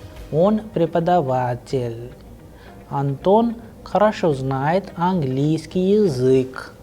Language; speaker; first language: Russian; non-native, fluent; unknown